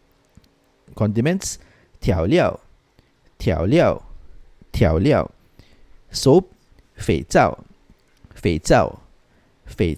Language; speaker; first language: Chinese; non-native, fluent; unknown